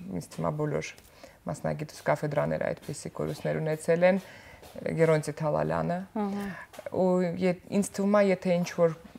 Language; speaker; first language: Armenian; native; Armenian